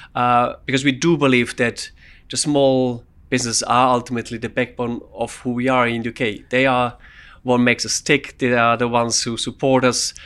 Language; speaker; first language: English; non-native, fluent; German